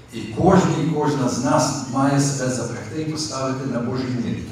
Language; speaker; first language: Ukrainian; early bilingual, other home language; English